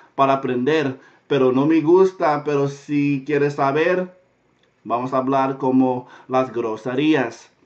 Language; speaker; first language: Spanish; non-native, learner; English